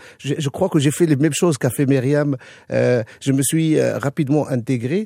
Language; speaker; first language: French; non-native, local second language; Arabic